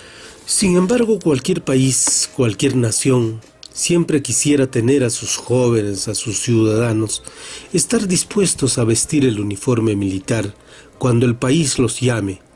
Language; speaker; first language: Spanish; native; Spanish